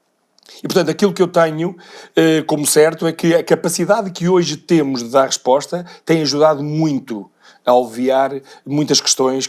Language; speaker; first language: Portuguese; native; Portuguese